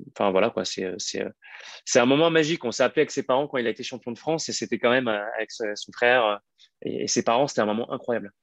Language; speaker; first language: French; native; French